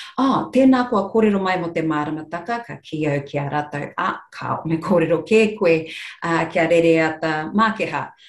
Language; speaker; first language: Māori; non-native, local second language; English